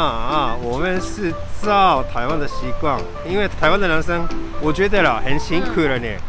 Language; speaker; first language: Chinese; non-native, fluent; Japanese